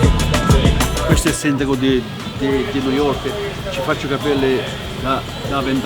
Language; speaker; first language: Italian; early bilingual, other home language; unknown